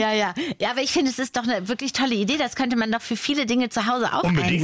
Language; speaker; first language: German; native; German